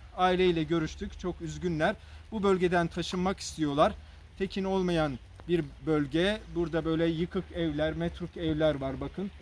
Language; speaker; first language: Turkish; native; Turkish